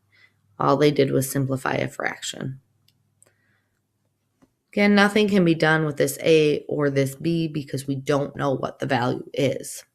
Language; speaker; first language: English; native; English